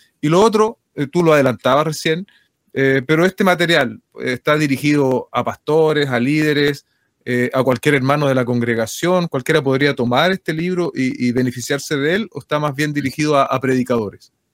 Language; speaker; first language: Spanish; native; Spanish